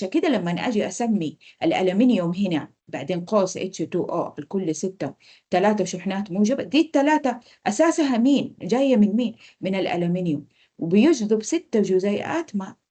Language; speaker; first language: Arabic; native; Arabic